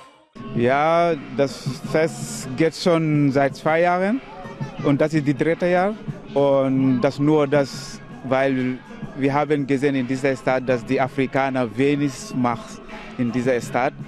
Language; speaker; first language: German; non-native, learner; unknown